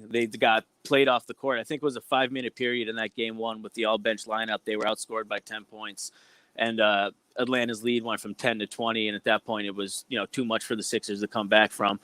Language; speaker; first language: English; native; English